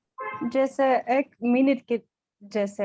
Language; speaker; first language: Hindi; non-native, learner; Russian